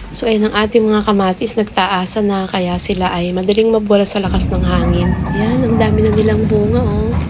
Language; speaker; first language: Filipino; native; Filipino